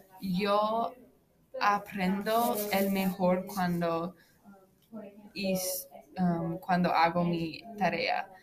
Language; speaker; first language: Spanish; non-native, learner; English